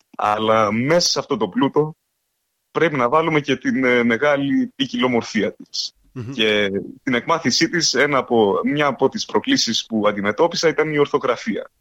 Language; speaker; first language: Greek; early bilingual, heritage; Greek